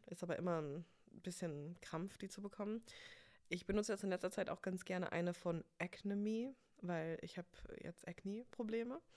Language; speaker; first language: German; early bilingual, other home language; English